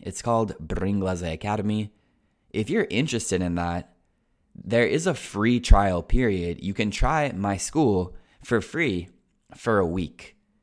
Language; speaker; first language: English; native; English